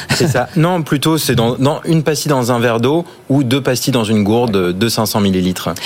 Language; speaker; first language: French; early bilingual, other home language; English